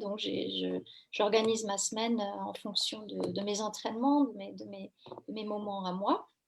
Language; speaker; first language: French; native; French